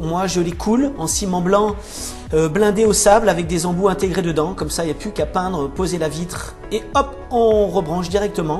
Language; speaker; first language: French; native; French